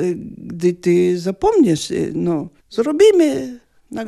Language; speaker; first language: Polish; non-native, learner; Lithuanian